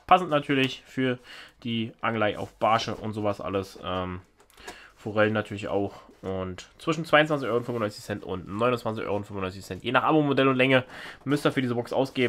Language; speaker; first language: German; native; German